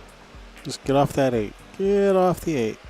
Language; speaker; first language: English; native; English